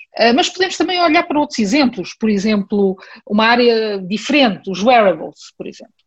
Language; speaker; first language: Portuguese; early bilingual, heritage; Portuguese